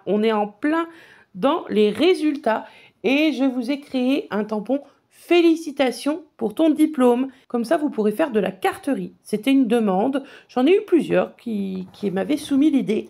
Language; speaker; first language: French; native; French